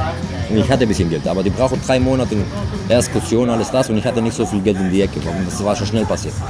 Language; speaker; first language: German; non-native, learner; Greek